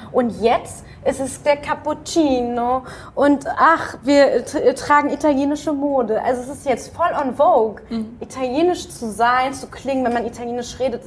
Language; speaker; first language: German; native; German